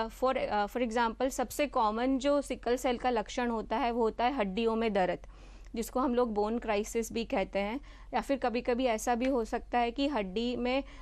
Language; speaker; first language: Hindi; non-native, local second language; Gujarati